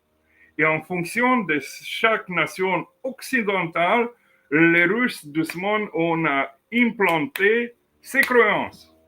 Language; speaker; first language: French; non-native, fluent; Romanian